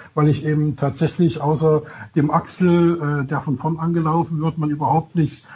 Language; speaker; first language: German; native; German